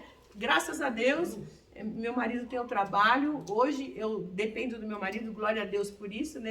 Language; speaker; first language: Portuguese; native; Portuguese